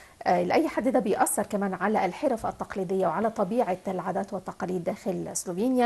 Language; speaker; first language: Arabic; native; Arabic